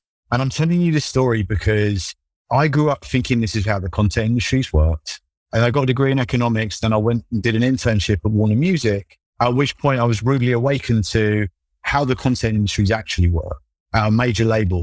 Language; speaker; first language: English; native; English